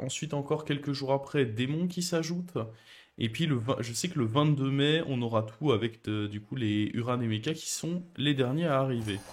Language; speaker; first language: French; native; French